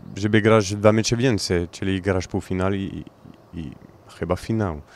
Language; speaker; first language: Polish; non-native, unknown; French